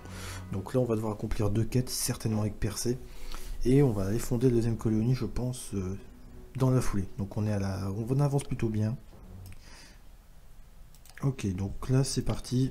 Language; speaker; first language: French; native; French